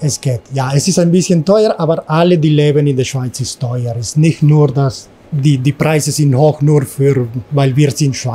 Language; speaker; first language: German; non-native, learner; Spanish